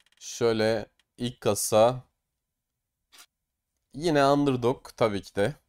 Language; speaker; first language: Turkish; native; Turkish